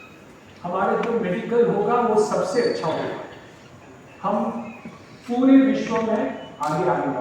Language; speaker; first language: Hindi; non-native, local second language; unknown